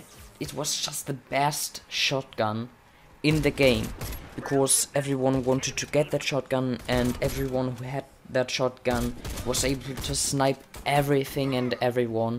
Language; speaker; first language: English; non-native, fluent; Swiss German